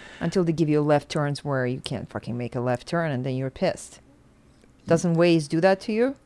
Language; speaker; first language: English; non-native, fluent; Russian